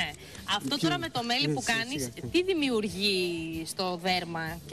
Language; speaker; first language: Greek; native; Greek